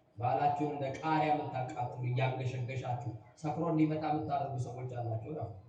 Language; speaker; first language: Amharic; native; Amharic